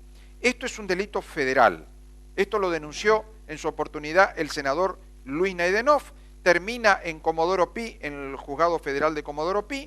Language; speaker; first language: Spanish; native; Spanish